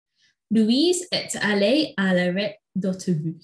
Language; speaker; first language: French; non-native, fluent; English